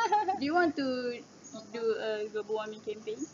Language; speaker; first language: English; non-native, learner; Malay